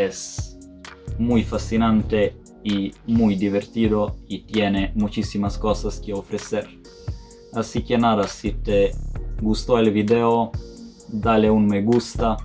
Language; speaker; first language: Spanish; non-native, fluent; Serbian